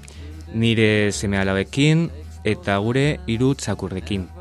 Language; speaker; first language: Basque; non-native, learner; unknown